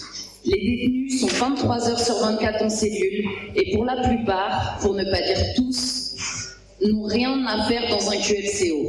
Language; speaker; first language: French; native; French